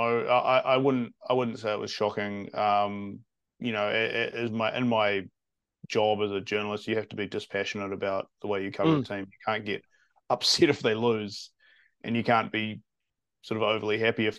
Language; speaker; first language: English; native; English